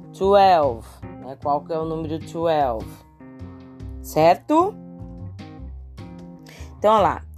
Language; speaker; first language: Portuguese; native; Portuguese